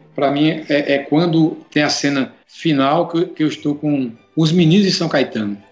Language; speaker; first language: Portuguese; native; Portuguese